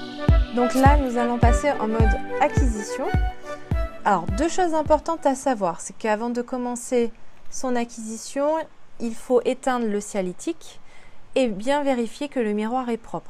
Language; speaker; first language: French; native; French